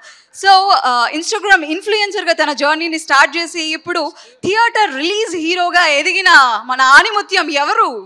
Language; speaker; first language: Telugu; native; Telugu